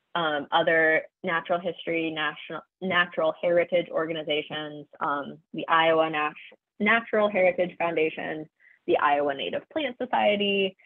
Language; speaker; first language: English; native; English